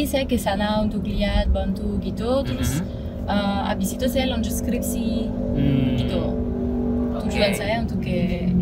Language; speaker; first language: Indonesian; non-native, fluent; French